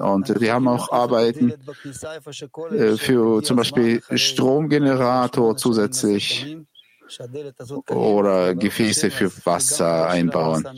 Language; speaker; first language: German; non-native, fluent; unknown